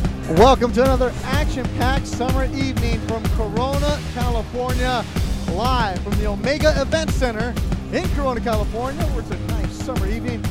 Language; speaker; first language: English; early bilingual, other home language; Spanish